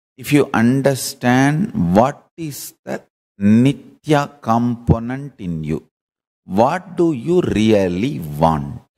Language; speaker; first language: English; non-native, local second language; Tamil